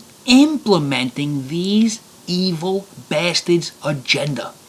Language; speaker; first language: English; native; English